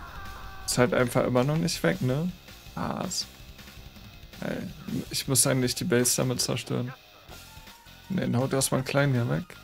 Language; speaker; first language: German; native; German